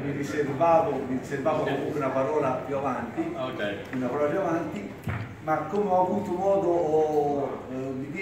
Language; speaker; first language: Italian; native; Italian